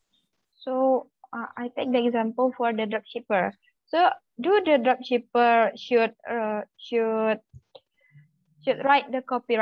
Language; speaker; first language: English; non-native, learner; Malay